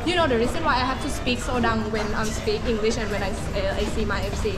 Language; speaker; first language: English; non-native, learner; Thai